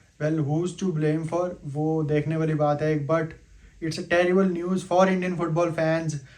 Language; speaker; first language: Hindi; native; Hindi